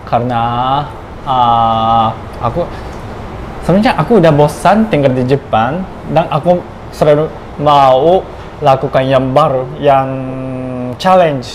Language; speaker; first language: Indonesian; non-native, learner; Japanese